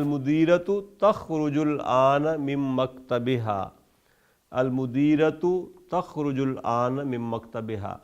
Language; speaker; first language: Arabic; non-native, fluent; Urdu